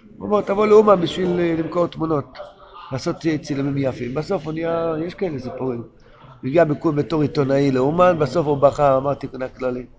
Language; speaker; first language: Hebrew; non-native, local second language; Yiddish